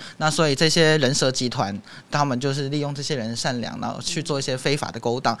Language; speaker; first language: Chinese; native; Chinese